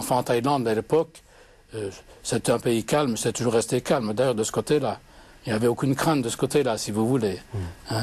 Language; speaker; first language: French; native; French